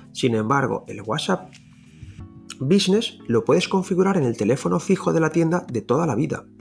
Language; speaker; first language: Spanish; non-native, local second language; Catalan